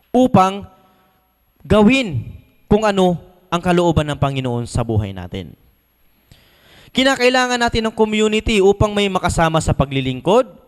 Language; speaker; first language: Filipino; non-native, local second language; Masbatenyo